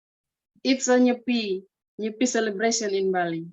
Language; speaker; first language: English; non-native, learner; Indonesian